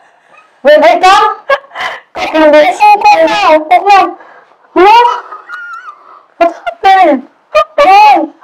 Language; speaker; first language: English; non-native, learner; Indonesian